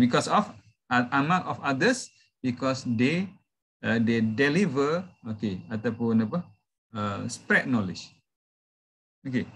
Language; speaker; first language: English; non-native, local second language; Malay